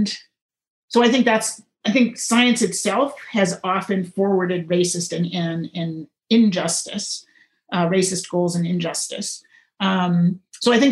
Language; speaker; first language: English; native; English